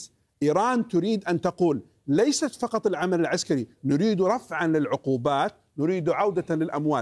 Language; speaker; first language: Arabic; native; Arabic